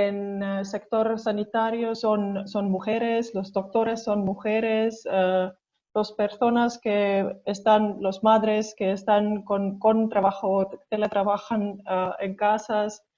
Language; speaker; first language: Spanish; non-native, fluent; Estonian